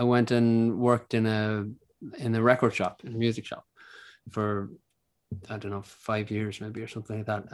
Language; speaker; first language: English; native; English